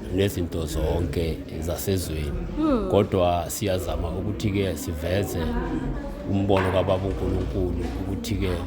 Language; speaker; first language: Zulu; non-native, local second language; South Ndebele